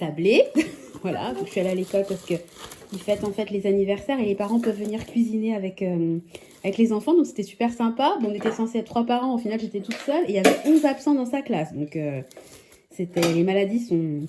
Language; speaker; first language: French; native; French